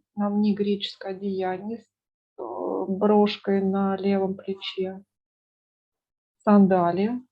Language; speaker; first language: Russian; native; Russian